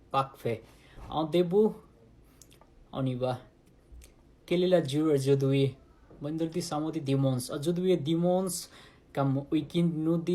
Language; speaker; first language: French; non-native, learner; Nepali